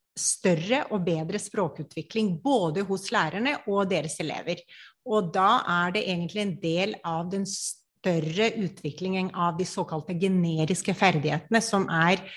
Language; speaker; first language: Norwegian; non-native, fluent; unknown